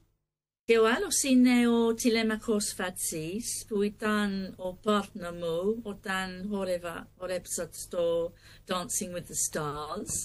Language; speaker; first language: Greek; non-native, learner; English